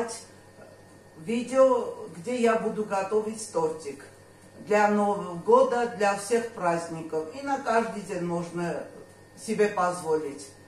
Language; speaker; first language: Russian; non-native, local second language; Armenian